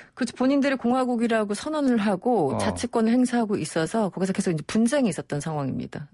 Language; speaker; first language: Korean; native; Korean